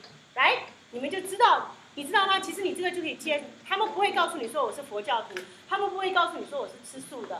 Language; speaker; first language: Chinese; early bilingual, heritage; Chinese